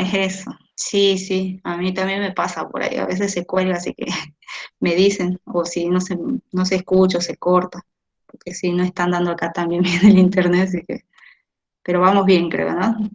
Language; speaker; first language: Spanish; native; Spanish